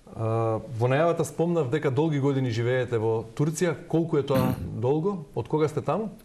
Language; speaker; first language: Macedonian; native; Macedonian